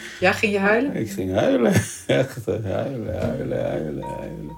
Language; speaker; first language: Dutch; non-native, learner; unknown